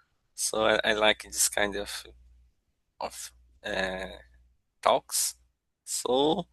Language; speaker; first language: English; non-native, learner; Portuguese